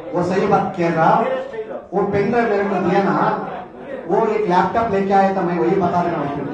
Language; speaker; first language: Hindi; non-native, local second language; Kannada